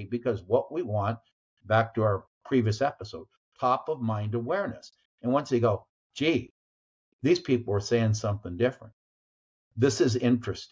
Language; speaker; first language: English; native; English